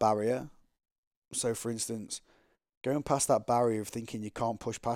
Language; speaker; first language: English; native; English